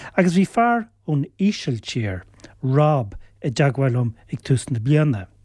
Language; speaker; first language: Irish; native; Irish